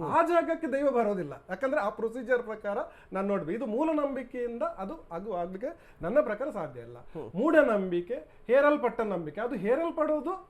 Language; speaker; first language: Kannada; non-native, local second language; Tulu